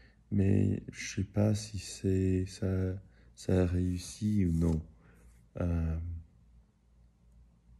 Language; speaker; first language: French; early bilingual, heritage; English